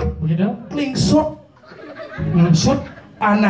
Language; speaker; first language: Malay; non-native, local second language; Balinese